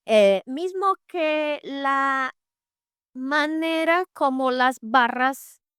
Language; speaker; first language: Spanish; non-native, fluent; Portuguese